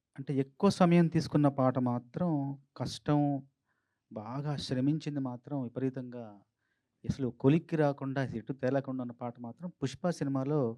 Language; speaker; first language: Telugu; native; Telugu